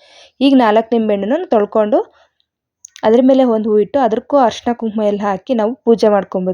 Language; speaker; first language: Kannada; native; Kannada